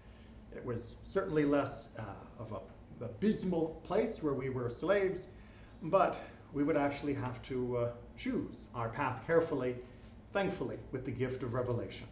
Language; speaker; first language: English; native; English